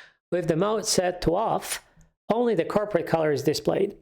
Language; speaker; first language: English; non-native, fluent; Polish